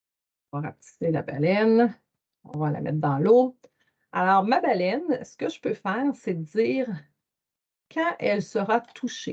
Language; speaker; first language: French; native; French